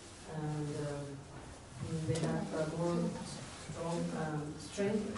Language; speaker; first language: English; non-native, learner; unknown